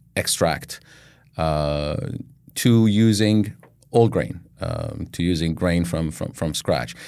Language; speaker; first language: English; non-native, fluent; Arabic